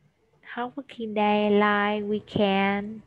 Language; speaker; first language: English; non-native, fluent; Vietnamese